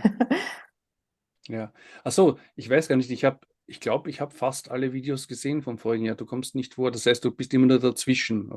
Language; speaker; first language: German; native; German